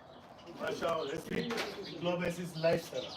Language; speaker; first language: German; non-native, fluent; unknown